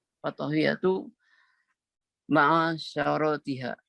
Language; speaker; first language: Arabic; non-native, learner; Indonesian